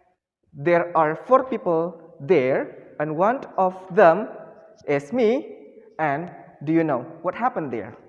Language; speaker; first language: English; non-native, fluent; Indonesian